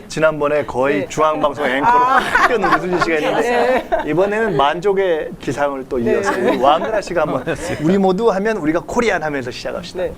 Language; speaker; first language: Korean; native; Korean